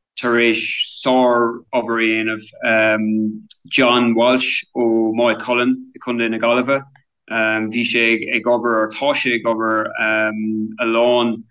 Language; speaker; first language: Irish; non-native, local second language; English